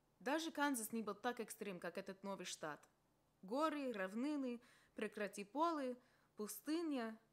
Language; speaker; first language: Russian; non-native, fluent; English